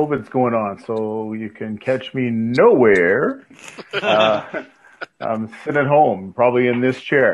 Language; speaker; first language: English; native; English